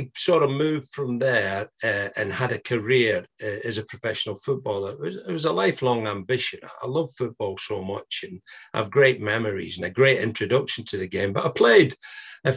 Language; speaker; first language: English; native; English